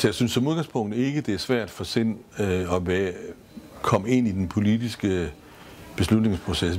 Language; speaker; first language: Danish; native; Danish